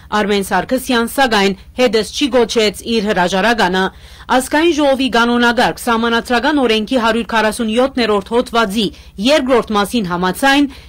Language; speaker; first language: Armenian; early bilingual, heritage; Armenian